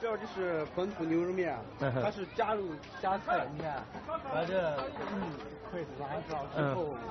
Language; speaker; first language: Chinese; native; Chinese